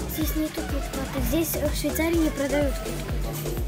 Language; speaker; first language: Russian; early bilingual, heritage; Russian